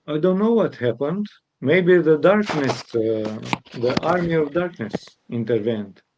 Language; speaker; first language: English; non-native, fluent; Romanian